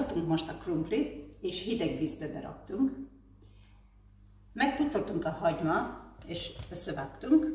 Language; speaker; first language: Hungarian; early bilingual, heritage; Hungarian